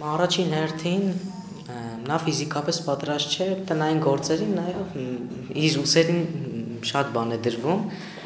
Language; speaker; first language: Armenian; non-native, local second language; Kurdish